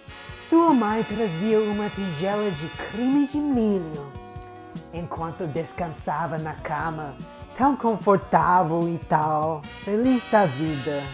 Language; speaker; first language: Portuguese; non-native, fluent; English